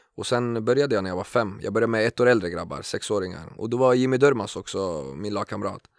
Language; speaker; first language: Swedish; early bilingual, other home language; Kurdish